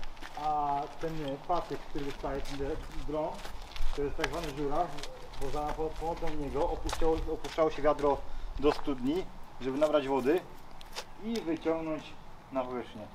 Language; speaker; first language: Polish; native; Polish